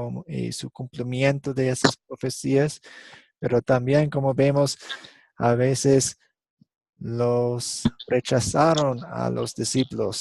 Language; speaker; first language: Spanish; non-native, fluent; English